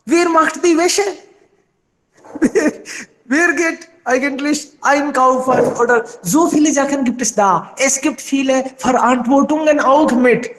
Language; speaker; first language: German; non-native, fluent; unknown